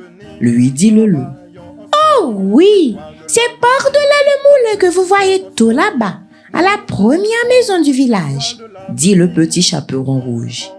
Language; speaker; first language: French; non-native, local second language; Haitian Creole